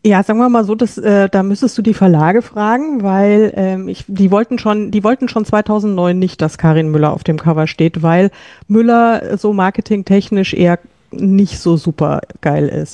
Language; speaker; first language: German; native; German